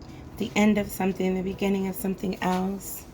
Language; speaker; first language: English; native; English